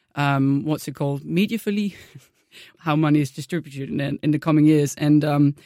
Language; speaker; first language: English; non-native, fluent; Danish